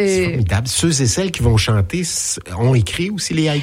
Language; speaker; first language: French; native; French